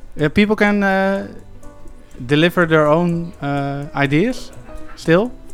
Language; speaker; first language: English; non-native, fluent; Dutch